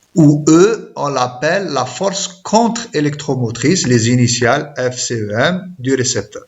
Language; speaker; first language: French; non-native, local second language; Arabic